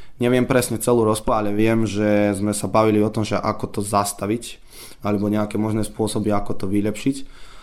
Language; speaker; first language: Slovak; early bilingual, heritage; Slovak